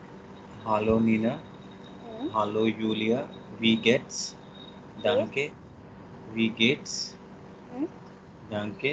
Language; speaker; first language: German; non-native, learner; Hindi